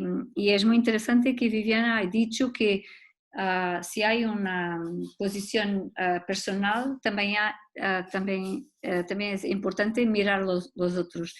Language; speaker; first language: Spanish; non-native, learner; Portuguese